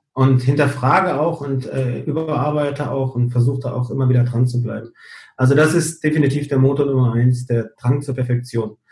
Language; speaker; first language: German; early bilingual, heritage; German